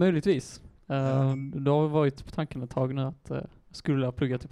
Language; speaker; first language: Swedish; native; Swedish